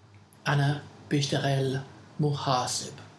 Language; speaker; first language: Arabic; non-native, learner; English